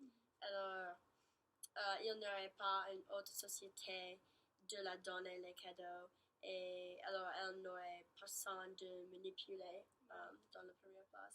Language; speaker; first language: French; non-native, learner; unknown